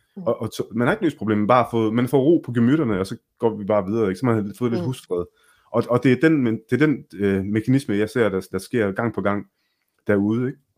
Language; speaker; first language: Danish; early bilingual, other home language; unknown